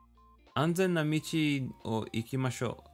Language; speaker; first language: Japanese; non-native, learner; English